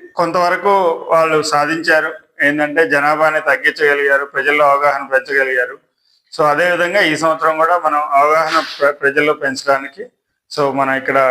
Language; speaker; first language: Telugu; native; Telugu